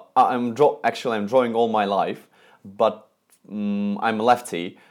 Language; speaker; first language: English; non-native, fluent; Russian